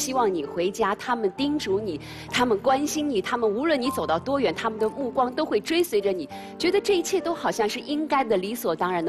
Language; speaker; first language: Chinese; native; Chinese